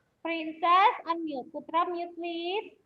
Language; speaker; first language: English; non-native, learner; Indonesian